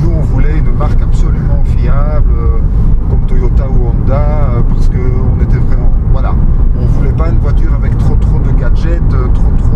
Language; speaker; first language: French; native; French